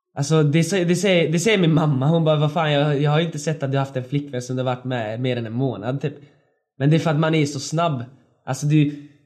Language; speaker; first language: Swedish; native; Swedish